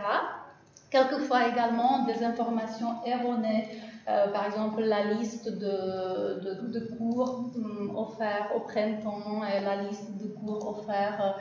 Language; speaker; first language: French; non-native, fluent; Czech